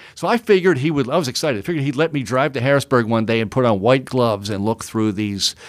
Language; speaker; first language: English; native; English